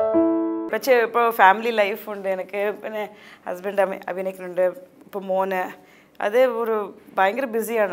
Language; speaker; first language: Malayalam; non-native, local second language; Tamil